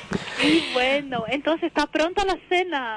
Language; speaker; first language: Spanish; non-native, learner; Portuguese